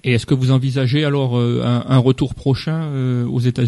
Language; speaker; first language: French; native; French